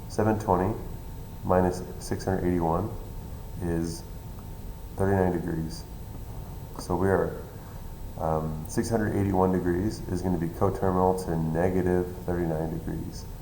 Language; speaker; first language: English; native; English